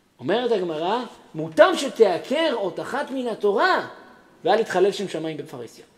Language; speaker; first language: Hebrew; native; Hebrew